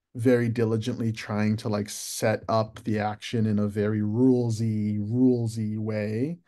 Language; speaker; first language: English; native; English